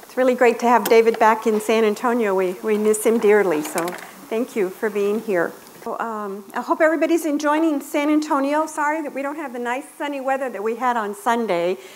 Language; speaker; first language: English; native; English